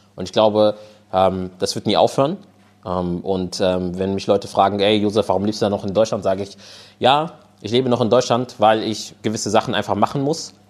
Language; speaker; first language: German; native; German